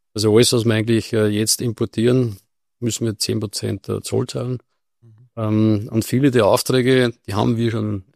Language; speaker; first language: German; native; German